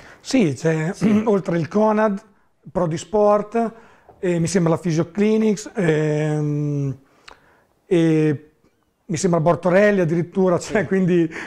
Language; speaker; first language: Italian; native; Italian